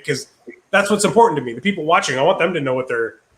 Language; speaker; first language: English; native; English